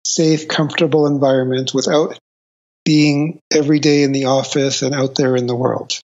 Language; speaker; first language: English; native; English